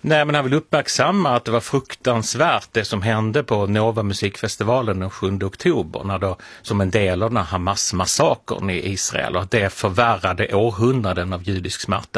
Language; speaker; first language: Swedish; native; Swedish